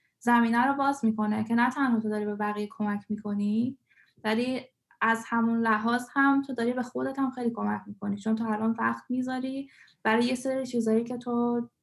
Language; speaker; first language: Persian; early bilingual, heritage; Persian